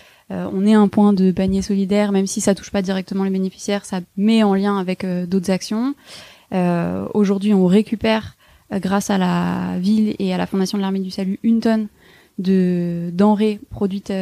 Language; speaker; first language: French; native; French